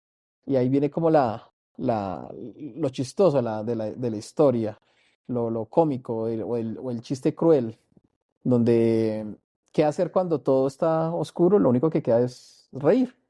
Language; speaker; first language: Spanish; native; Spanish